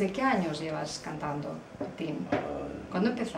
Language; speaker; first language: Spanish; native; Spanish